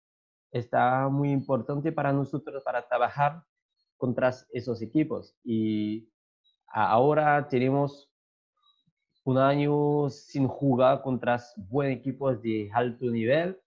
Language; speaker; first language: Spanish; non-native, learner; French